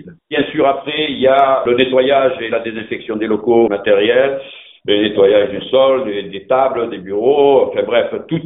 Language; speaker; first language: French; native; French